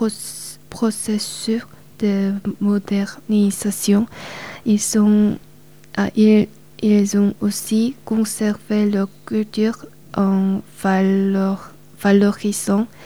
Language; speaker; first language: French; non-native, learner; Korean